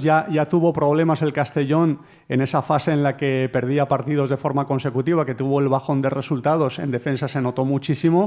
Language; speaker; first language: Spanish; native; Spanish